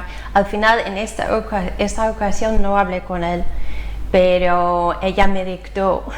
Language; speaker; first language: Spanish; non-native, fluent; English